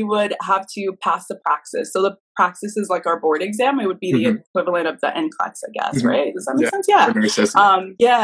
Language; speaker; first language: English; early bilingual, other home language; Haitian Creole